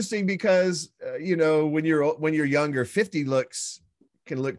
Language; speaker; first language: English; native; English